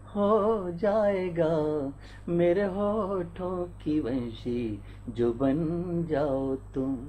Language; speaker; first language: Hindi; native; Hindi